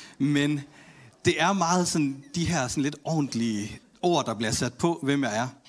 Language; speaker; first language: Danish; early bilingual, other home language; Tamil